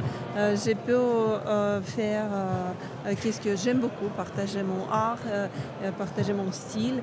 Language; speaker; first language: French; non-native, learner; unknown